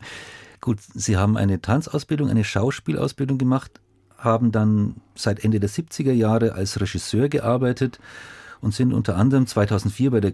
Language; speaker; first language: German; native; German